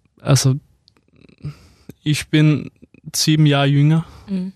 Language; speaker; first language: German; non-native, fluent; Danish